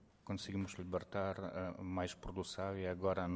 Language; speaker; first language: Portuguese; non-native, fluent; Ukrainian